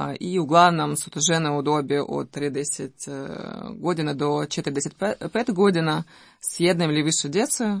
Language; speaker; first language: Croatian; non-native, learner; Russian